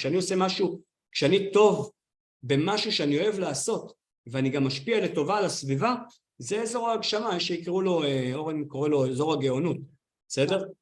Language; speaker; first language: Hebrew; native; Hebrew